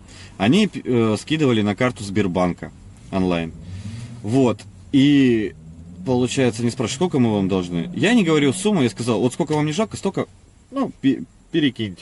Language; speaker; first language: Russian; native; Russian